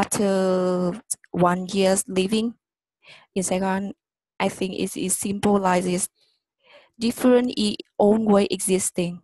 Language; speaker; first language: English; non-native, learner; Vietnamese